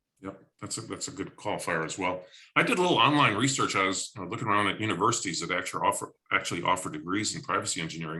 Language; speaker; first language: English; native; English